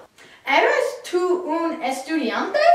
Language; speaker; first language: Spanish; non-native, learner; English